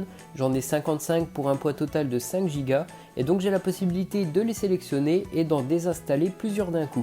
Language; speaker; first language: French; native; French